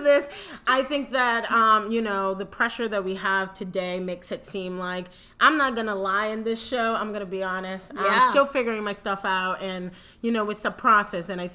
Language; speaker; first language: English; early bilingual, other home language; Spanish